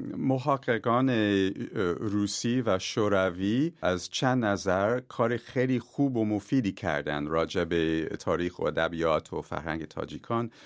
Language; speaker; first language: Persian; non-native, fluent; English